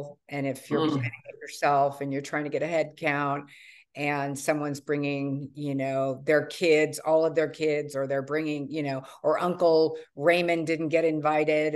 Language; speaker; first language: English; native; English